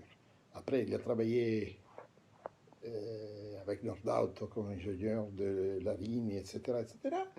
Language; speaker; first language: French; non-native, fluent; Italian